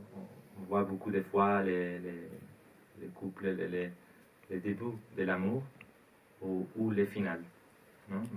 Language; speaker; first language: French; non-native, learner; Spanish